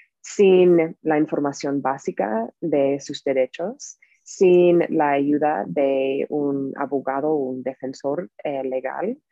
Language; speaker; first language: Spanish; non-native, fluent; English